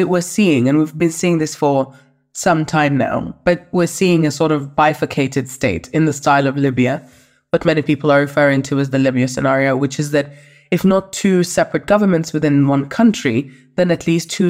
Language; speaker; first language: English; native; English